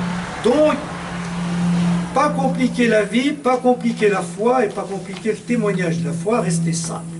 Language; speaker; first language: French; native; French